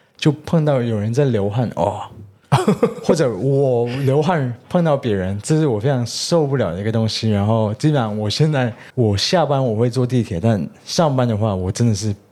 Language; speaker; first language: Chinese; early bilingual, heritage; Chinese